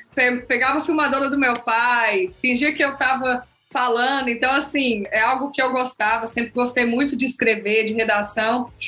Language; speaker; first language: Portuguese; native; Portuguese